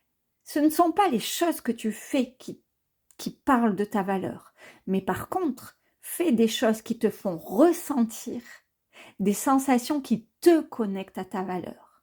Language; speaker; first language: French; native; French